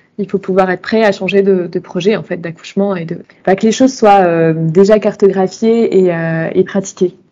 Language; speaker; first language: French; native; French